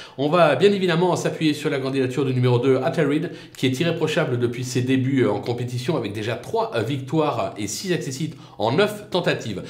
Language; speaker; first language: French; native; French